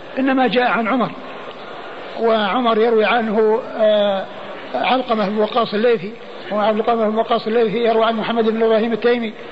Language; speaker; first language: Arabic; native; Arabic